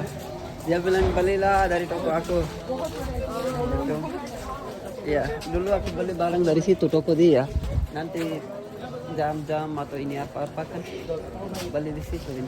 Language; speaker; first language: Indonesian; non-native, learner; Urdu